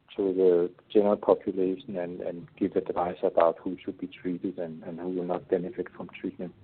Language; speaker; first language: English; non-native, fluent; Danish